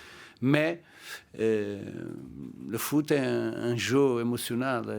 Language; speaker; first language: French; non-native, learner; Portuguese